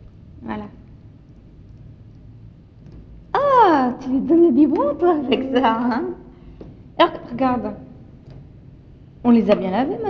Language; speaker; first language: French; native; French